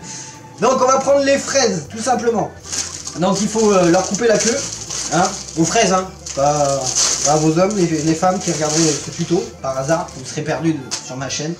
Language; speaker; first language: French; native; French